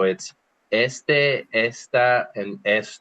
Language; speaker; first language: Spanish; non-native, fluent; English